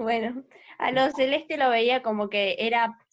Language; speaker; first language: Spanish; native; Spanish